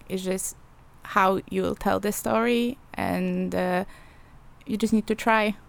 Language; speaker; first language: English; non-native, fluent; Polish